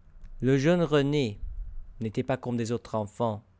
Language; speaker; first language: French; non-native, learner; English